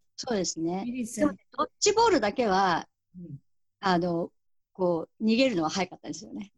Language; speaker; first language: Japanese; native; Japanese